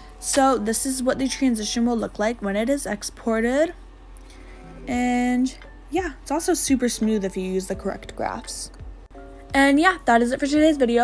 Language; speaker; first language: English; native; English